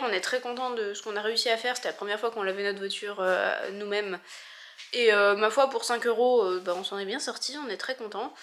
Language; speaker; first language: French; native; French